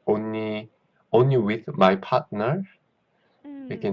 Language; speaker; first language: English; non-native, learner; Korean